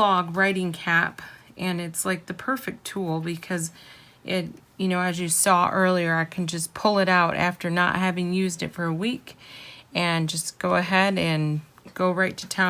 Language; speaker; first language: English; native; English